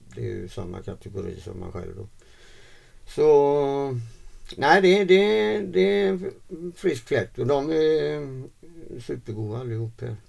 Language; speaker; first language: Swedish; native; Swedish